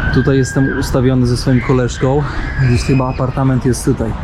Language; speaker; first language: Polish; native; Polish